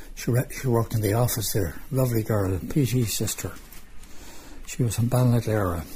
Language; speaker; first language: English; native; English